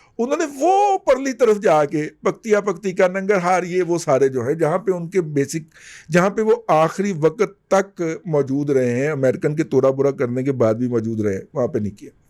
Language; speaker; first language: Urdu; non-native, local second language; Punjabi